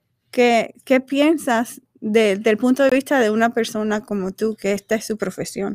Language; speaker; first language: Spanish; native; Spanish